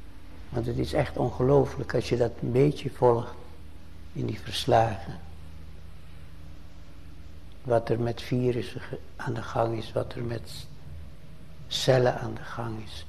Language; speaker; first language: Dutch; native; Dutch